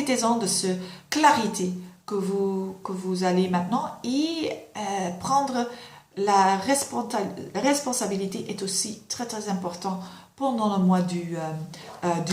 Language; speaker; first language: French; non-native, local second language; Dutch